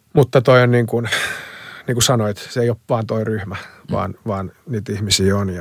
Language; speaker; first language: Finnish; early bilingual, other home language; Spanish